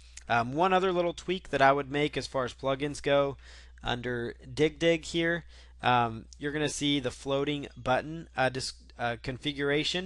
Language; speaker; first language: English; native; English